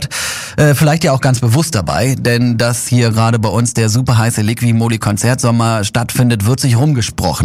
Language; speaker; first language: German; native; German